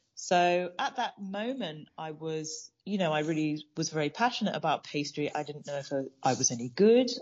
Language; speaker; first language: English; native; English